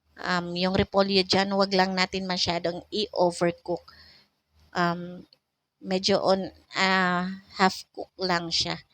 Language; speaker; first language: Filipino; non-native, local second language; Cebuano